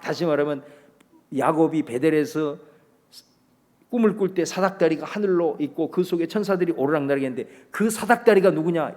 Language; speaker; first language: Korean; native; Korean